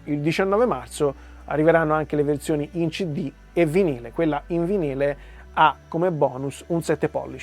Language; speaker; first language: Italian; native; Italian